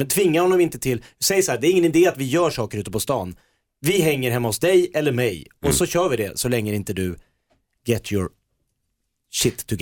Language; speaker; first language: Swedish; native; Swedish